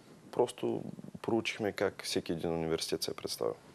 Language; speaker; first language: Bulgarian; native; Bulgarian